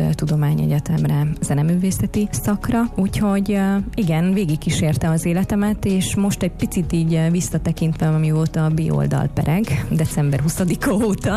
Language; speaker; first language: Hungarian; native; Hungarian